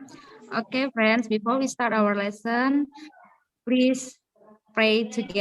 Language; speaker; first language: English; non-native, learner; Indonesian